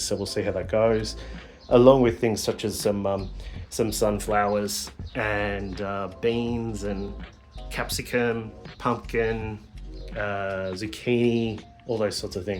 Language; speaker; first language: English; native; English